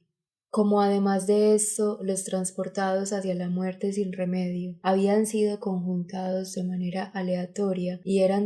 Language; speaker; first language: Spanish; native; Spanish